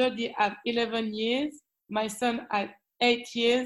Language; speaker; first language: English; non-native, learner; French